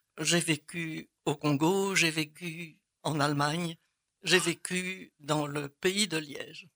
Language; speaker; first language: French; native; French